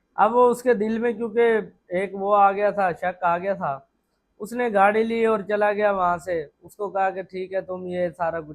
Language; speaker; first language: Urdu; non-native, local second language; Punjabi